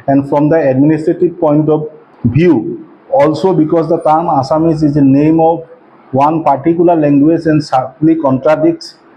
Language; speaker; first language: English; non-native, local second language; Assamese